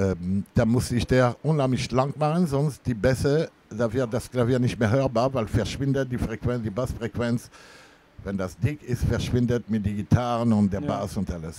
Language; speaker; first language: German; non-native, fluent; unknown